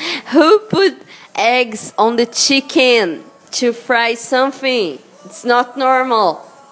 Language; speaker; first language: English; non-native, learner; Portuguese